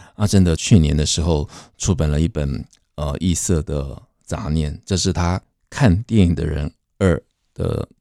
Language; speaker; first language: Chinese; native; Chinese